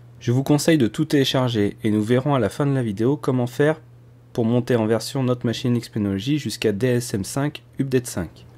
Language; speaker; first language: French; native; French